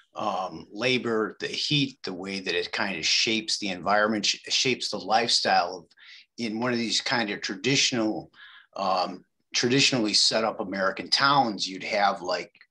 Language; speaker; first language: English; native; English